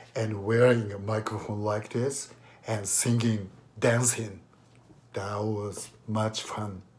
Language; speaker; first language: English; non-native, fluent; Japanese